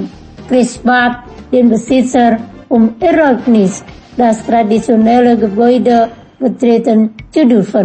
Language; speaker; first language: German; non-native, fluent; Indonesian